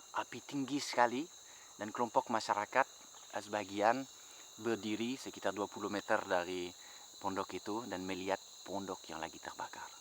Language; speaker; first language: Indonesian; non-native, fluent; French